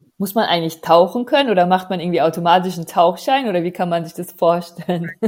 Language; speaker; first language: German; native; German